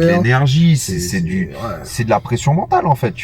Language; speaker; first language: French; native; French